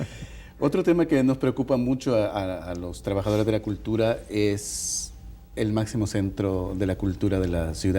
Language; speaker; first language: Spanish; native; Spanish